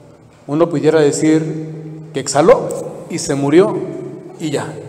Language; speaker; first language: Spanish; native; Spanish